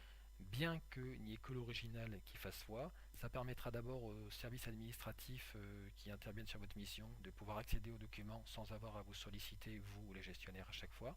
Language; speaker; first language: French; native; French